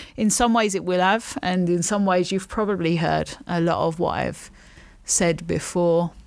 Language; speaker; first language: English; native; English